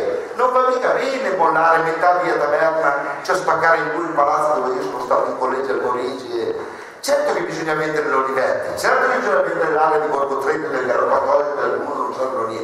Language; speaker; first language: Italian; native; Italian